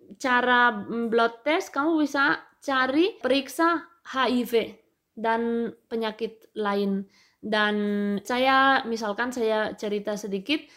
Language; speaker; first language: Indonesian; non-native, fluent; Spanish